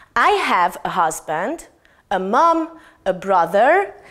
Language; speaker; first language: English; non-native, fluent; Hungarian